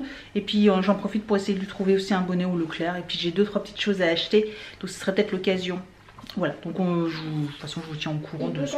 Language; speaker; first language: French; native; French